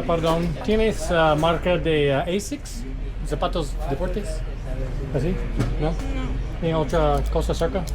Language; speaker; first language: Spanish; non-native, learner; English